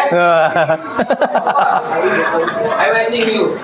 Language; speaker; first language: English; non-native, learner; Indonesian